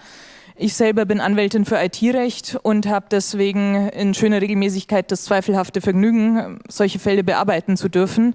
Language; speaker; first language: German; native; German